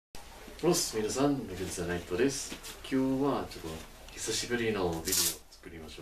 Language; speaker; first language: Japanese; non-native, learner; English